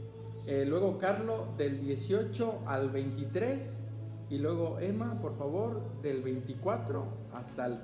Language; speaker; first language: Spanish; native; Spanish